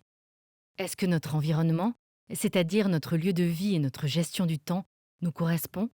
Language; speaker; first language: French; native; French